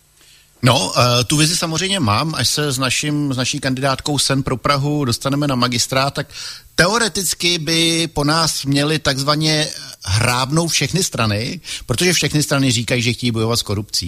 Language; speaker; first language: Czech; native; Czech